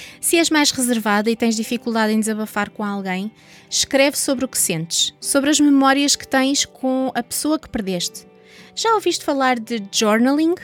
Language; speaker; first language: Portuguese; native; Portuguese